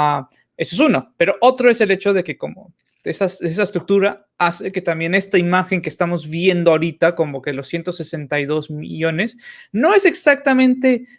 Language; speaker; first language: Spanish; native; Spanish